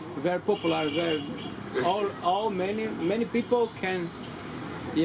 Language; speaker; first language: English; non-native, learner; Portuguese